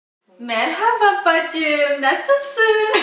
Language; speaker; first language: Turkish; non-native, learner; Russian